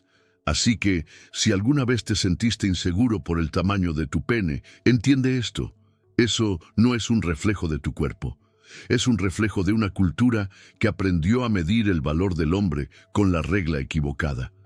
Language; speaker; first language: Spanish; native; Spanish